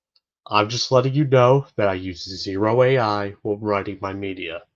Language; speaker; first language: English; native; English